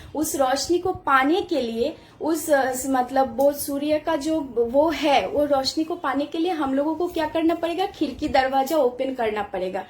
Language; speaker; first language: Hindi; non-native, local second language; Bangla